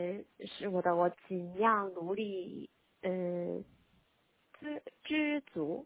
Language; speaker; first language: Chinese; non-native, learner; Korean